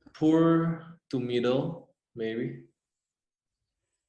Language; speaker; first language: English; non-native, fluent; Indonesian